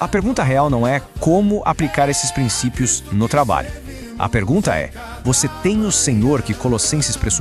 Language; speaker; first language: Portuguese; native; Portuguese